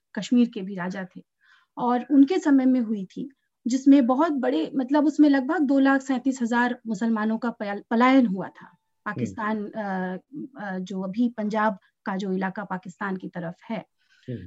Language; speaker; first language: Hindi; native; Hindi